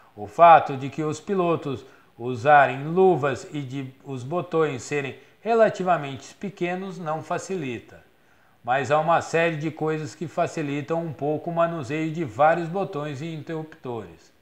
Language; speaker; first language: Portuguese; native; Portuguese